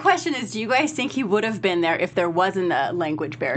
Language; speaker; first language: English; native; English